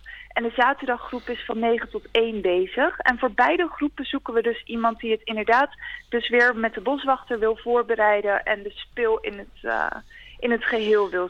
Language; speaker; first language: Dutch; native; Dutch